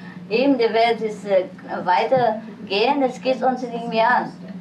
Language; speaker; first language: German; non-native, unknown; Vietnamese